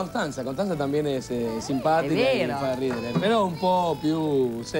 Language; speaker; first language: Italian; non-native, learner; Spanish